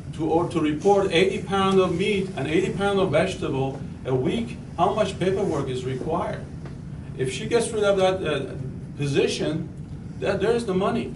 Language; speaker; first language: English; native; English